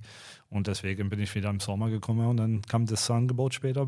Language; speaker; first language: German; non-native, fluent; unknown